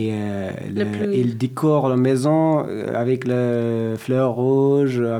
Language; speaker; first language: French; non-native, learner; Persian